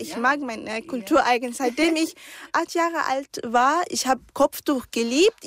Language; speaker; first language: German; early bilingual, other home language; Arabic